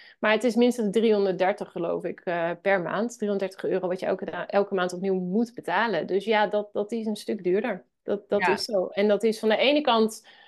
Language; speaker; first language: Dutch; native; Dutch